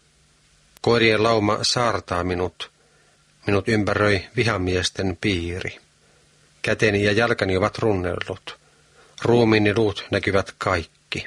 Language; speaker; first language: Finnish; native; Finnish